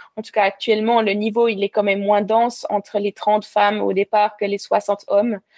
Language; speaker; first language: French; native; French